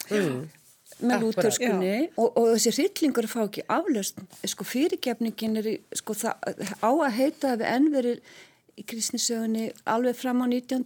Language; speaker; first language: Icelandic; native; Icelandic